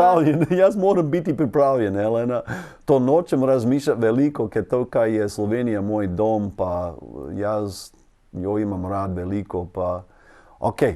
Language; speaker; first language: Slovenian; non-native, learner; English